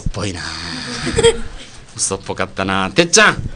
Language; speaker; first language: Japanese; native; Japanese